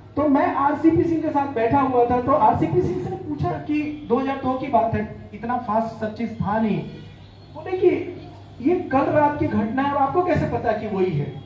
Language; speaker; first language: Hindi; native; Hindi